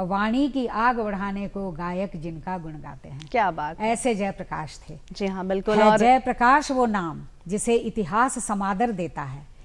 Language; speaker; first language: Hindi; native; Hindi